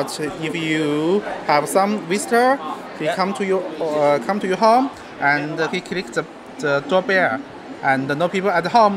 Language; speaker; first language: English; non-native, learner; Chinese